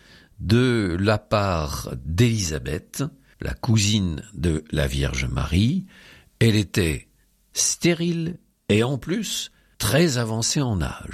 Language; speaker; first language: French; native; French